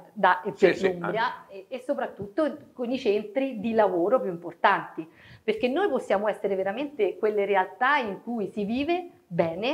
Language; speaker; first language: Italian; native; Italian